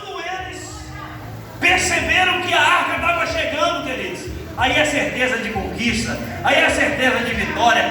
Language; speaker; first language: Portuguese; native; Portuguese